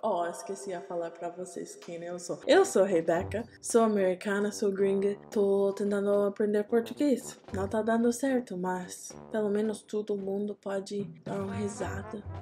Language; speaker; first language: Portuguese; non-native, learner; English